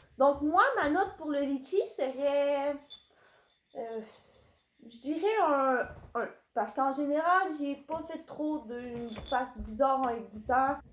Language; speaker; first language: French; native; French